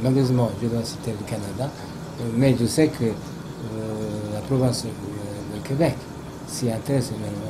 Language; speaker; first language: French; non-native, fluent; Japanese